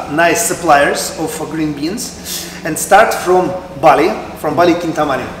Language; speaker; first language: English; non-native, learner; Russian